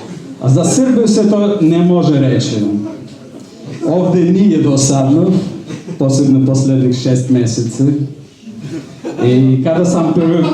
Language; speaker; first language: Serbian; non-native, fluent; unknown